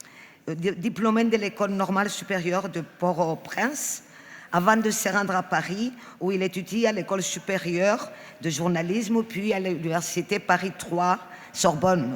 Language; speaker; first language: French; non-native, fluent; Greek